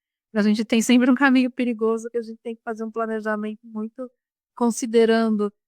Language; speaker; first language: Portuguese; native; Portuguese